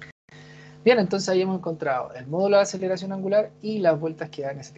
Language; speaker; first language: Spanish; native; Spanish